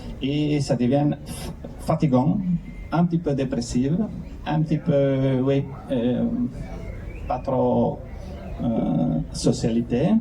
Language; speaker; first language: French; non-native, fluent; Italian